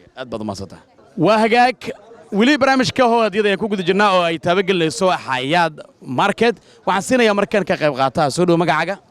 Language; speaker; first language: Somali; native; Somali